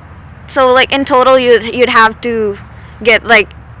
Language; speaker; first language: English; non-native, local second language; Filipino